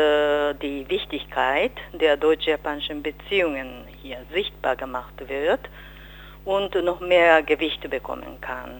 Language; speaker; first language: German; non-native, fluent; Japanese